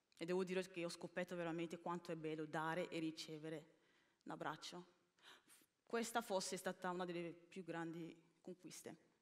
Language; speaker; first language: Italian; early bilingual, other home language; Bini